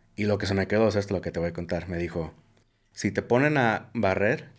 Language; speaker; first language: Spanish; early bilingual, heritage; Spanish